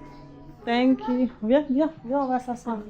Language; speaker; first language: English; non-native, learner; French